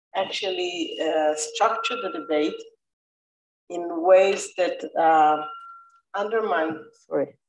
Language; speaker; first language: English; non-native, fluent; Hebrew